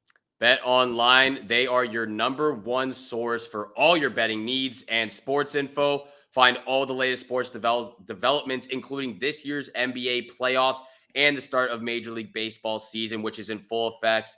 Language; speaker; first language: English; native; English